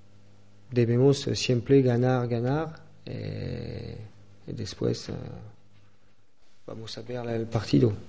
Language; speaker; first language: Spanish; non-native, learner; French